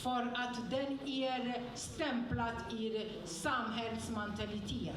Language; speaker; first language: Swedish; non-native, fluent; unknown